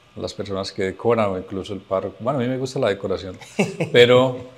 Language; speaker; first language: Spanish; native; Spanish